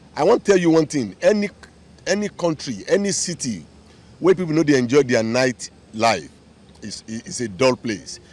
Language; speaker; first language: Nigerian Pidgin; non-native, local second language; Yoruba